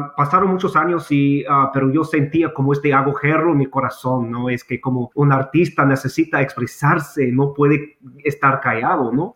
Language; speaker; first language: Spanish; non-native, learner; English